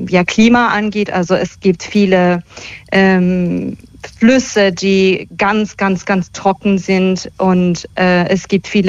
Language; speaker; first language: German; early bilingual, other home language; Persian